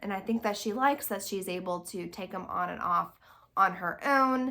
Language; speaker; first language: English; native; English